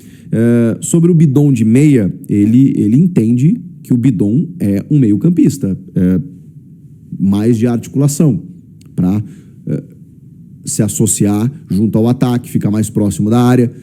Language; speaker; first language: Portuguese; native; Portuguese